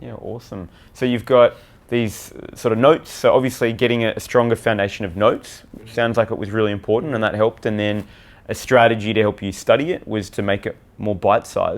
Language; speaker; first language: English; native; English